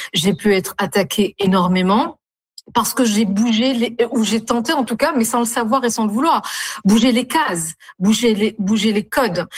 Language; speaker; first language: French; non-native, local second language; Arabic